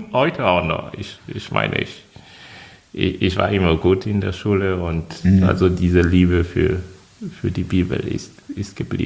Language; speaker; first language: German; non-native, fluent; French